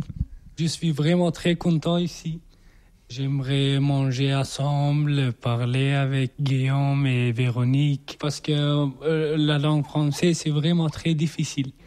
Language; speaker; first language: French; non-native, learner; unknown